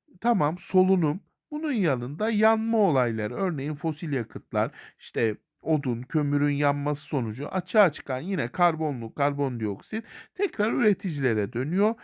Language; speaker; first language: Turkish; native; Turkish